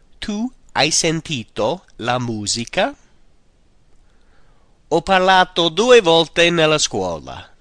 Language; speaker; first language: Italian; non-native, fluent; English